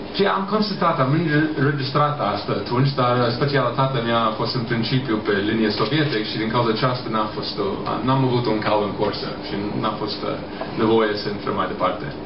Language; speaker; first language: Romanian; non-native, fluent; English